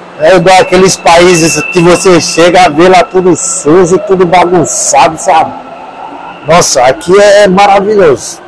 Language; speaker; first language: Portuguese; non-native, learner; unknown